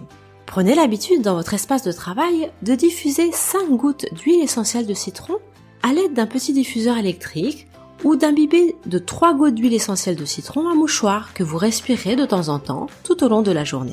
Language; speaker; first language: French; native; French